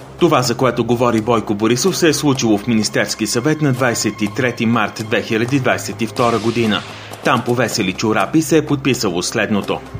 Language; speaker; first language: Bulgarian; native; Bulgarian